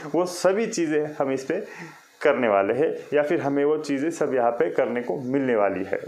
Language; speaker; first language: Hindi; non-native, local second language; Marathi